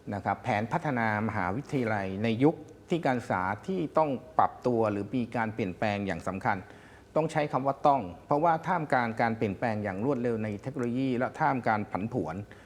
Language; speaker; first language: Thai; native; Thai